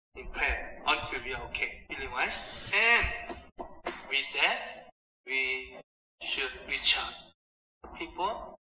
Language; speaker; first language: English; non-native, fluent; Korean